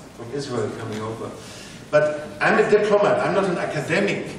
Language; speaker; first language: English; non-native, fluent; German